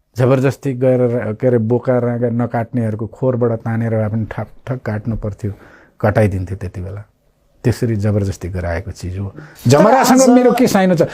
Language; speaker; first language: Nepali; non-native, local second language; Limbu